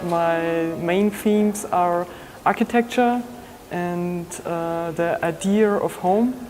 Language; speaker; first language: English; non-native, fluent; German